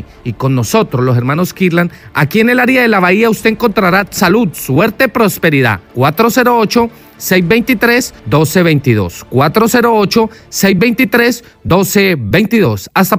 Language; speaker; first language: Spanish; native; Spanish